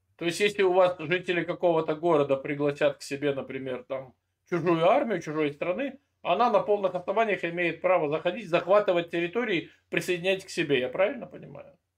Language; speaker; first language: Russian; native; Russian